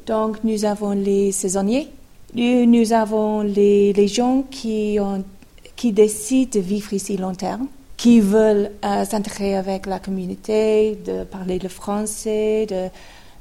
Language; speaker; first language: French; non-native, fluent; English